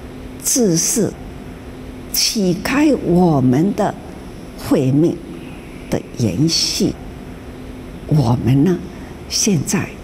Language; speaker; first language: Chinese; native; Chinese